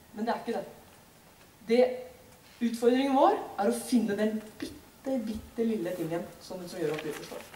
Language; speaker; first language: Norwegian; native; Norwegian